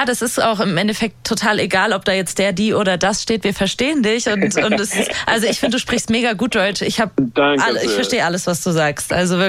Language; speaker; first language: German; native; German